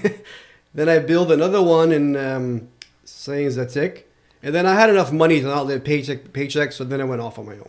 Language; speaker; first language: English; non-native, local second language; French